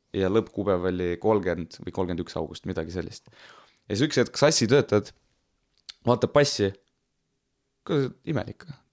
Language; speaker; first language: Estonian; non-native, local second language; Russian